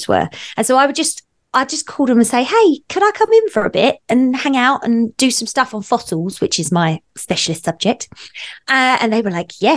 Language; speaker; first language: English; native; English